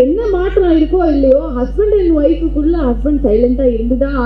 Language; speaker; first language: Tamil; native; Tamil